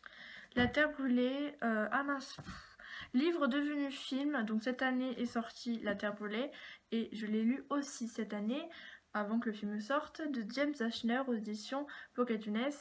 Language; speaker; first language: French; native; French